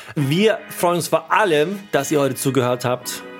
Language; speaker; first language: German; native; German